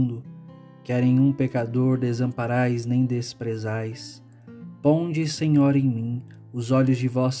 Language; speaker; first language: Portuguese; native; Portuguese